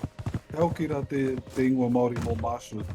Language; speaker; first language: Māori; non-native, local second language; English